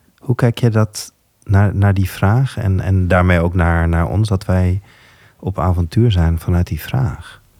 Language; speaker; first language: Dutch; native; Dutch